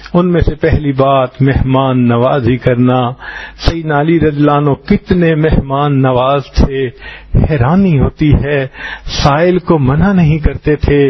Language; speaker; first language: Urdu; native; Urdu